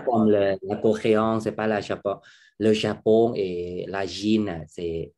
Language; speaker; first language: French; non-native, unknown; Thai